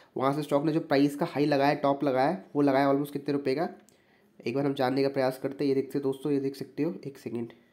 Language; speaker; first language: Hindi; native; Hindi